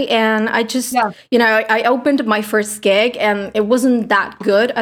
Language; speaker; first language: English; non-native, fluent; Spanish